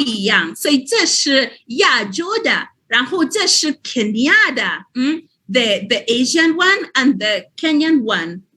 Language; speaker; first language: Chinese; non-native, fluent; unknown